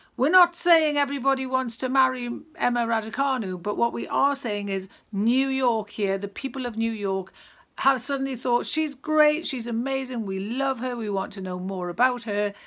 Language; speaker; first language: English; native; English